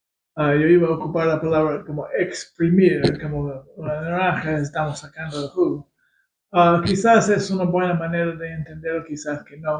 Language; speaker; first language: Spanish; non-native, fluent; English